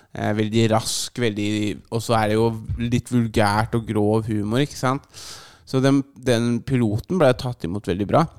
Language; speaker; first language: Norwegian; native; Norwegian